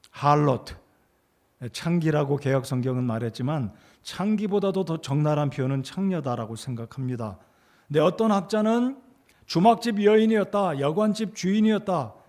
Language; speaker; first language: Korean; native; Korean